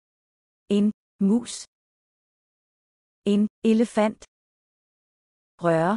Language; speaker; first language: Danish; non-native, learner; English